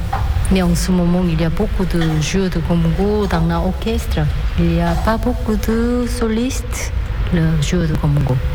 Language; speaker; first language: French; non-native, learner; Korean